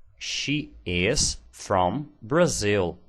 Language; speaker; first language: English; non-native, fluent; Portuguese